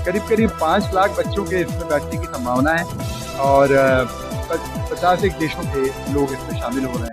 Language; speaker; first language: Hindi; native; Hindi